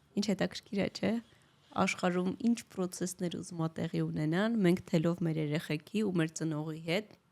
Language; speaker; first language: Armenian; native; Armenian